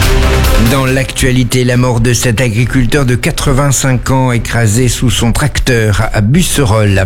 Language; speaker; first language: French; native; French